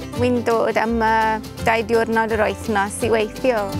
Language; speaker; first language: Welsh; non-native, learner; English